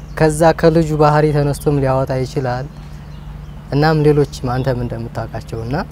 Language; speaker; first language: Amharic; native; Amharic